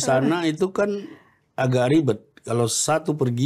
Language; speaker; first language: Indonesian; native; Indonesian